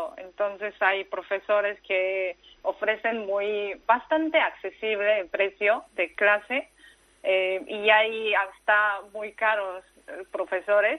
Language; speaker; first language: Spanish; non-native, fluent; Korean